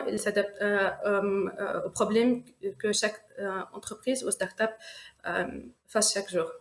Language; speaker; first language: French; non-native, local second language; Arabic